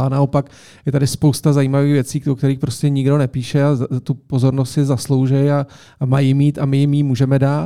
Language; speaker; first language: Czech; native; Czech